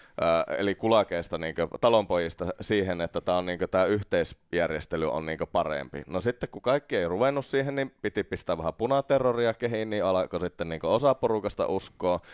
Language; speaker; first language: Finnish; native; Finnish